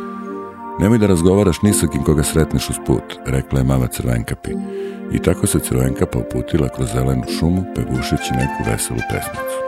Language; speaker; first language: Serbian; native; Serbian